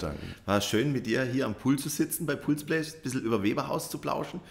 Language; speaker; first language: German; native; German